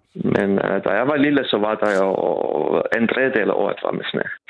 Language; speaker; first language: Danish; non-native, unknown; Estonian